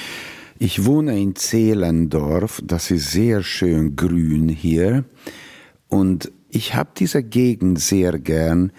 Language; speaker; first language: German; non-native, fluent; Hungarian